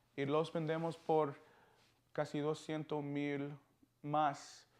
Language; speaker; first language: Spanish; non-native, learner; English